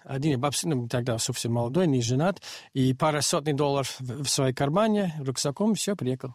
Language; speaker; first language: Russian; non-native, fluent; English